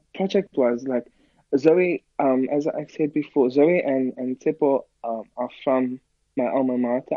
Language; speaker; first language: English; native; English